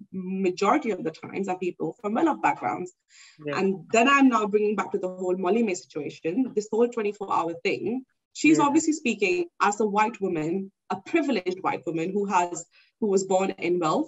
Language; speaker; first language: English; non-native, local second language; Urdu